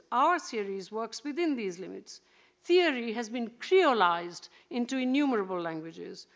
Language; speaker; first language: English; non-native, local second language; Bangla